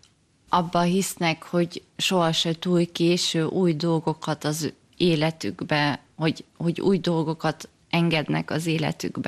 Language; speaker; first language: Hungarian; early bilingual, heritage; German